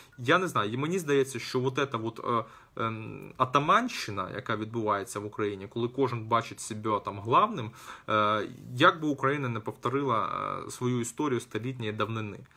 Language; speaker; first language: Ukrainian; non-native, local second language; Russian